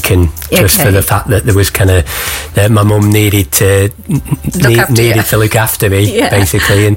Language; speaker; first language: English; native; English